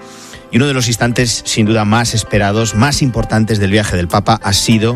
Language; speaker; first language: Spanish; native; Spanish